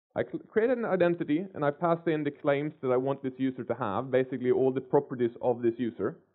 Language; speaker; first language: English; non-native, fluent; Swedish